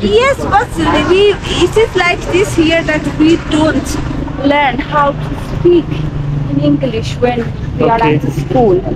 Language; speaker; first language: English; non-native, learner; Persian